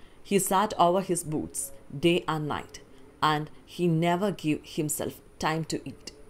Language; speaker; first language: English; non-native, local second language; Malayalam